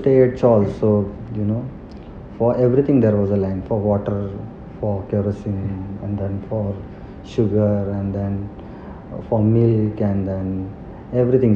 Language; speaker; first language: English; non-native, local second language; Marathi